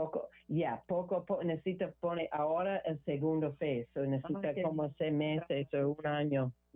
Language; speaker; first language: Spanish; non-native, learner; English